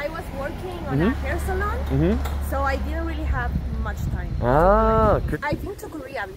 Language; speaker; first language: English; non-native, fluent; Spanish